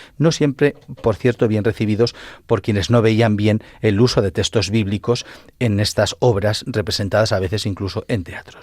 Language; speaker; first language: Spanish; native; Spanish